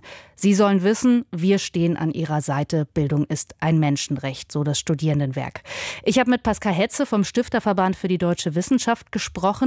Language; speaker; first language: German; native; German